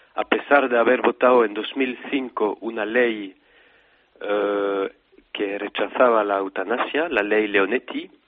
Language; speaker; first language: Spanish; non-native, fluent; French